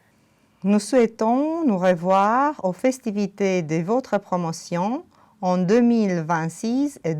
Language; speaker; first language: French; non-native, fluent; Romanian